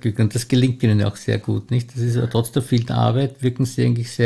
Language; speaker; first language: German; native; German